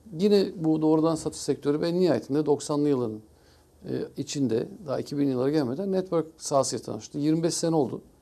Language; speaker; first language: Turkish; early bilingual, heritage; Turkish